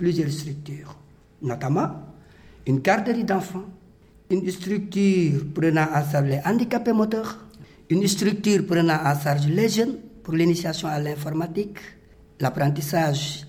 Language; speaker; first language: French; non-native, local second language; Wolof